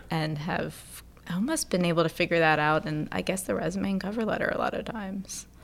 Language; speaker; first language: English; native; English